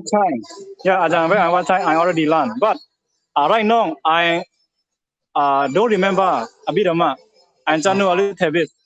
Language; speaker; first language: English; non-native, learner; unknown